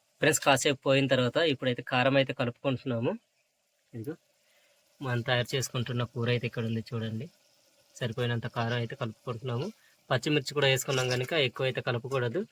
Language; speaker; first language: Telugu; non-native, local second language; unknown